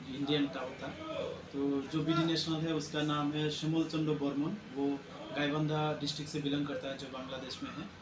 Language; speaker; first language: Hindi; non-native, local second language; Bangla